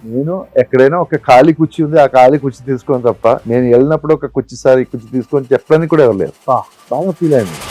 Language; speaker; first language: Telugu; non-native, fluent; Malayalam